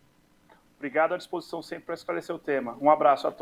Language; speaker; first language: Portuguese; native; Portuguese